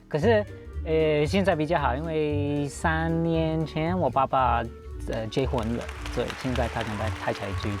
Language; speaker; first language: Chinese; non-native, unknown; English